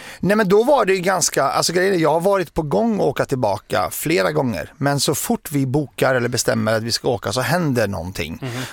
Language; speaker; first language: Swedish; early bilingual, other home language; Arabic